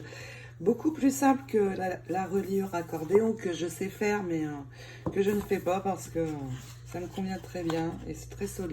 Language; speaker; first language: French; native; French